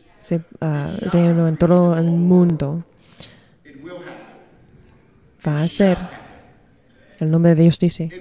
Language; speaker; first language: Spanish; non-native, learner; English